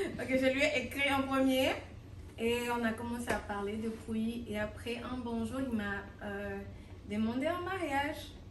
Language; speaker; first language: French; non-native, local second language; Lingala